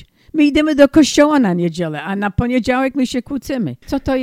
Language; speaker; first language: Polish; early bilingual, heritage; English